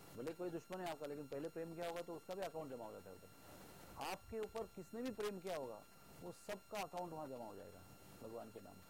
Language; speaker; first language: Hindi; non-native, local second language; Marathi